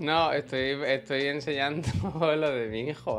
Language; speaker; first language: Spanish; native; Spanish